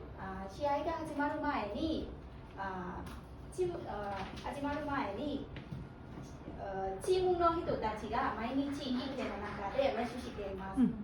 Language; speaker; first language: Japanese; non-native, learner; Burmese